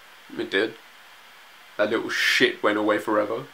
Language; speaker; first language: English; native; English